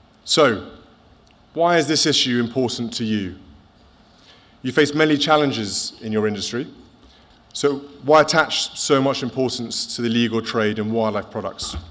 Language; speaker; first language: English; native; English